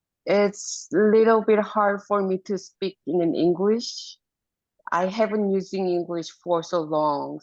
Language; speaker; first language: English; non-native, learner; Korean